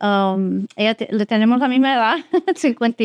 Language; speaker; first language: Spanish; early bilingual, heritage; Spanish